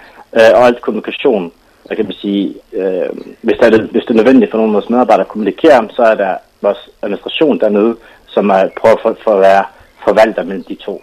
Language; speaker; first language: Danish; non-native, fluent; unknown